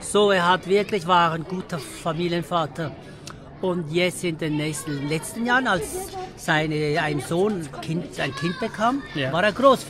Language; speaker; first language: German; early bilingual, other home language; Tibetan